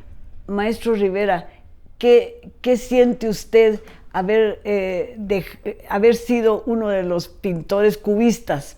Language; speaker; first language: Spanish; native; Spanish